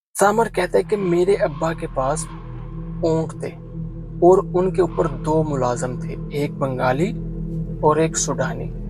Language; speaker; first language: Urdu; non-native, local second language; Punjabi